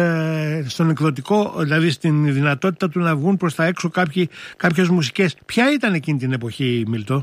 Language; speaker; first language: Greek; native; Greek